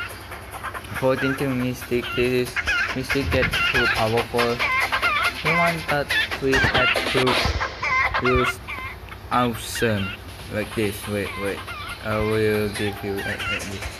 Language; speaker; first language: English; non-native, learner; Indonesian